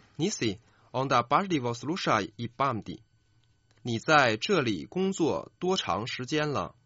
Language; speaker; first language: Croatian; non-native, fluent; Chinese